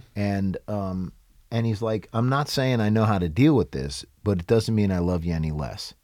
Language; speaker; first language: English; native; English